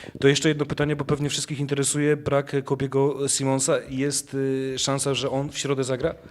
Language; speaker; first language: Polish; native; Polish